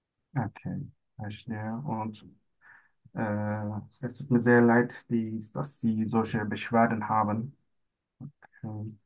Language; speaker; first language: German; non-native, learner; Turkish